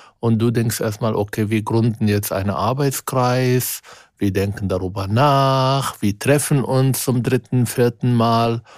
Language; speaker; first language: German; non-native, fluent; Arabic